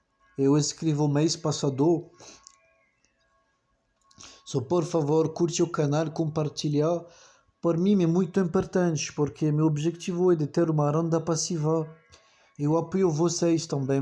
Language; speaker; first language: Portuguese; non-native, learner; French